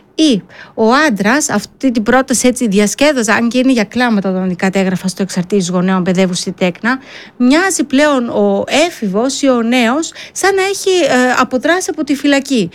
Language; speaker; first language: Greek; early bilingual, heritage; Greek